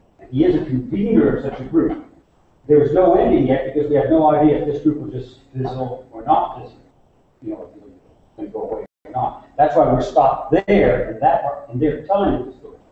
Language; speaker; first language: English; native; English